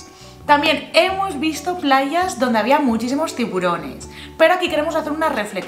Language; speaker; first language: Spanish; native; Spanish